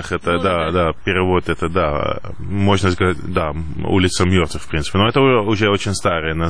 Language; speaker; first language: Russian; non-native, fluent; Dutch